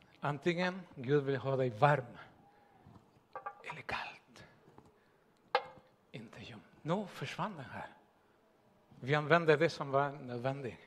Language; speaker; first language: Swedish; non-native, fluent; Spanish